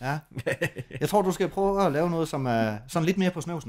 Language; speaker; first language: Danish; native; Danish